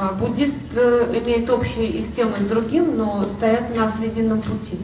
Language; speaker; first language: Russian; native; Russian